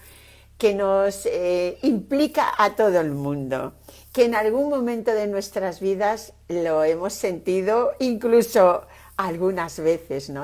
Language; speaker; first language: Spanish; native; Spanish